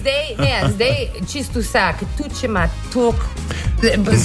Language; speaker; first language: Slovenian; early bilingual, heritage; Slovenian